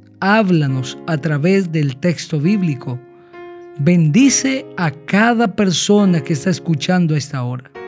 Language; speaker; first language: Spanish; native; Spanish